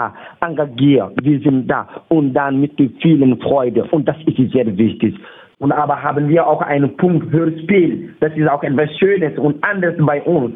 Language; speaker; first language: German; non-native, fluent; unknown